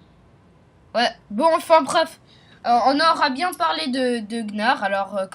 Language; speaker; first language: French; native; French